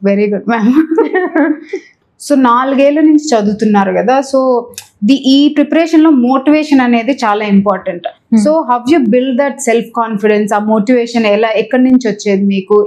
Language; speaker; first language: Telugu; native; Telugu